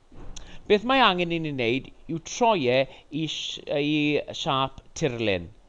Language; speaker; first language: Welsh; non-native, local second language; English